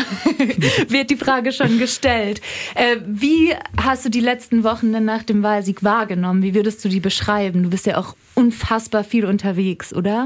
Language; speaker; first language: German; native; German